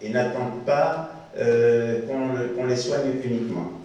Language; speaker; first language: French; non-native, local second language; Arabic